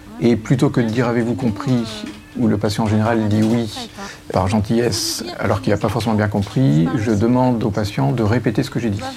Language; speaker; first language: French; native; French